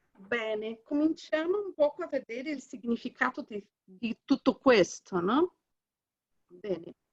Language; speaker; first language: Italian; non-native, fluent; Portuguese